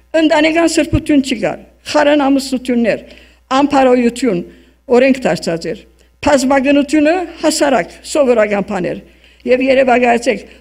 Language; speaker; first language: Armenian; early bilingual, heritage; Armenian